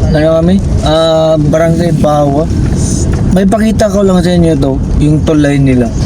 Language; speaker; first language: Filipino; native; Filipino